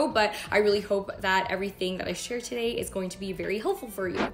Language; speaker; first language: English; native; English